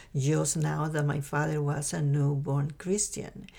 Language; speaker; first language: English; non-native, fluent; Spanish